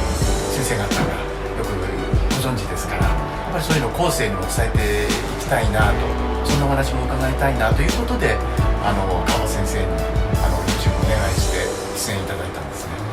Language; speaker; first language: Japanese; native; Japanese